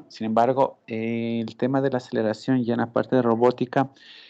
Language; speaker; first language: Spanish; native; Spanish